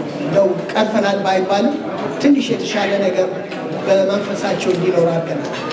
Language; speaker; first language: Amharic; native; Amharic